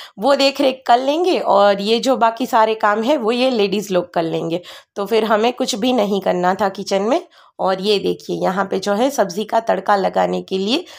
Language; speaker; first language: Hindi; non-native, local second language; Gujarati